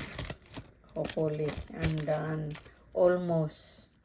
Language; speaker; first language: English; non-native, local second language; Filipino